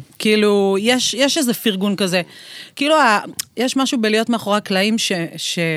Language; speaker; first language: Hebrew; native; Hebrew